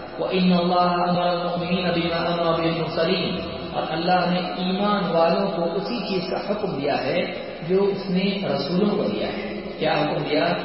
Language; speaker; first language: Urdu; native; Urdu